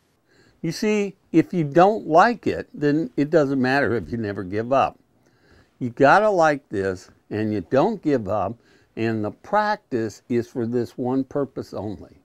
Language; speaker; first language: English; native; English